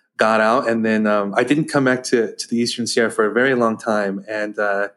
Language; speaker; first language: English; native; English